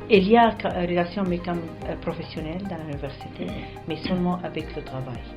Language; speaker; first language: French; non-native, learner; Arabic